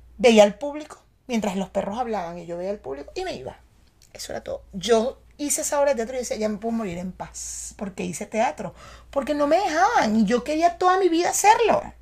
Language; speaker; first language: Spanish; native; Spanish